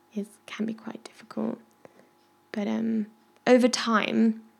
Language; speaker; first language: English; native; English